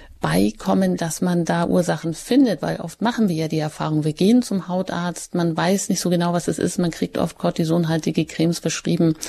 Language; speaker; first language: German; native; German